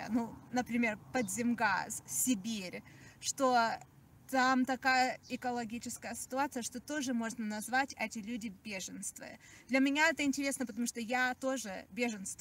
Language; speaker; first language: Russian; early bilingual, heritage; Russian